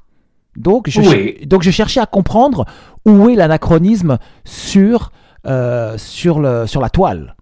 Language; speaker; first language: French; native; French